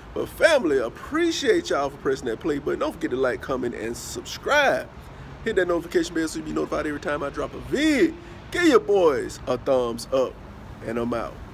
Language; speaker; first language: English; native; English